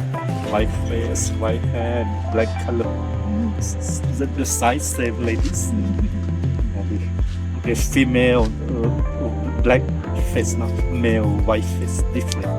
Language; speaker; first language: English; non-native, learner; Thai